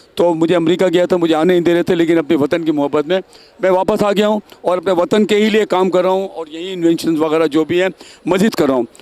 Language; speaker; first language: Urdu; native; Urdu